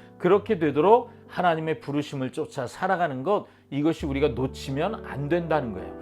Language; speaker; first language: Korean; native; Korean